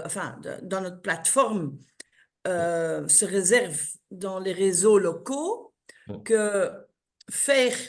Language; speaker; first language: French; non-native, local second language; Dutch